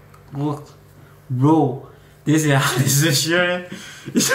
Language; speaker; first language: German; non-native, learner; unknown